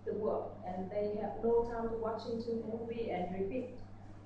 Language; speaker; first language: English; non-native, learner; Vietnamese